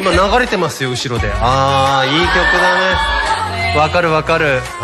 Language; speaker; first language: Japanese; native; Japanese